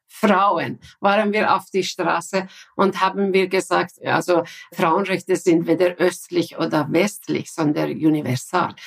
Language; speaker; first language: German; non-native, fluent; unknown